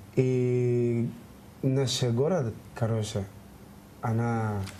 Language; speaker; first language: Russian; non-native, learner; Spanish